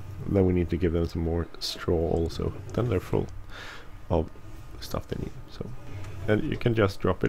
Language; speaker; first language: English; non-native, fluent; Swedish